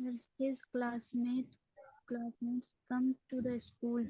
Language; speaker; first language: English; non-native, local second language; Hindi